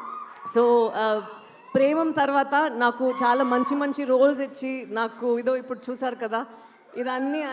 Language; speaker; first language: Telugu; non-native, local second language; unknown